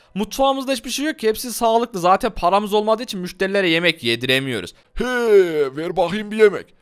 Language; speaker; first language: Turkish; native; Turkish